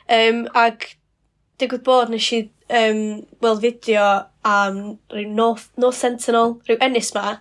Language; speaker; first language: Welsh; non-native, fluent; English